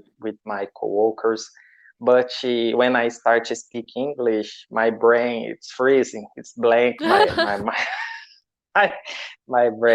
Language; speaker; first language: English; non-native, learner; Portuguese